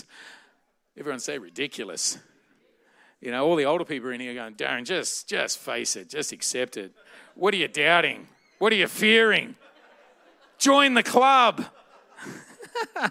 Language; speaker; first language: English; native; English